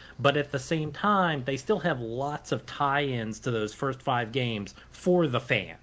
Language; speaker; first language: English; native; English